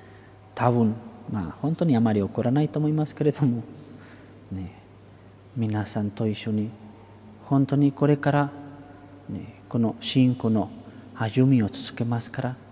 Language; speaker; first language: Japanese; non-native, fluent; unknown